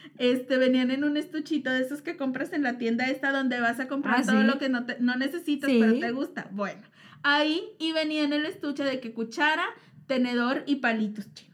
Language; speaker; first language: Spanish; native; Spanish